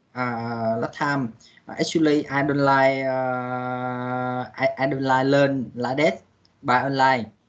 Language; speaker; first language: English; non-native, learner; Vietnamese